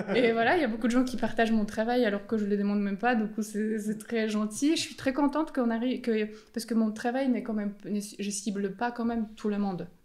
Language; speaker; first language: French; non-native, fluent; Polish